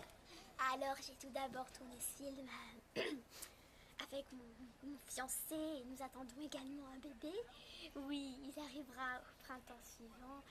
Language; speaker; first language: French; native; French